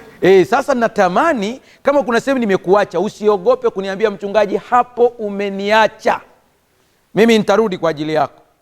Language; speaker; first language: Swahili; native; Swahili